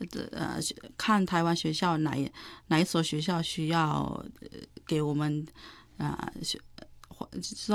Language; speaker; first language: Chinese; non-native, fluent; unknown